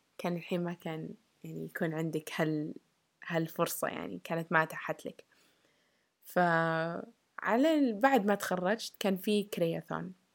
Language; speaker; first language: Arabic; early bilingual, heritage; Arabic